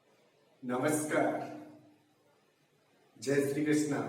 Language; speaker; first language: Hindi; native; Hindi